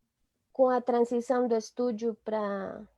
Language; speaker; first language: Portuguese; non-native, fluent; Spanish